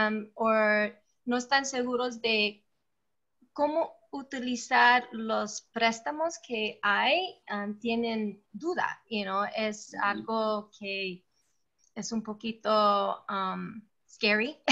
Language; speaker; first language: Spanish; non-native, learner; English